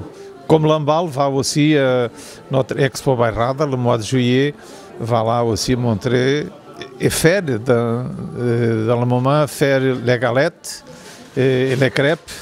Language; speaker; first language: French; non-native, learner; Portuguese